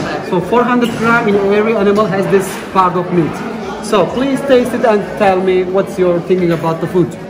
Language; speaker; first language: English; non-native, learner; Turkish